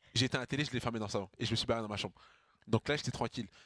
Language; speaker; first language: French; native; French